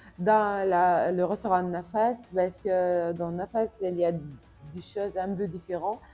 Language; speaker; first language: French; non-native, learner; Arabic